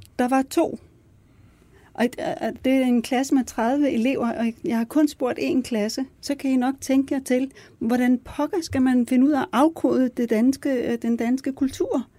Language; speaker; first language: Danish; early bilingual, other home language; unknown